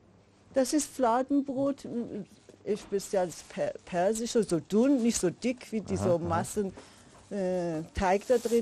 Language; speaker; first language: German; non-native, learner; Persian